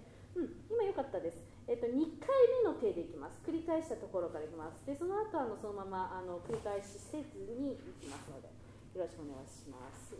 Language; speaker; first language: Japanese; native; Japanese